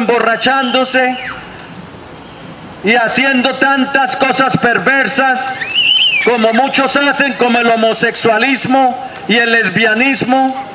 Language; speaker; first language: Spanish; native; Spanish